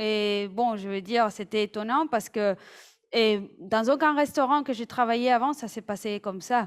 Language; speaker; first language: French; non-native, fluent; Spanish